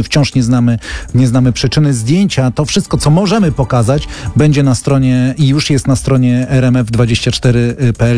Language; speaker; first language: Polish; native; Polish